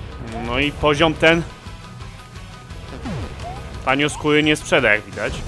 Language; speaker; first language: Polish; native; Polish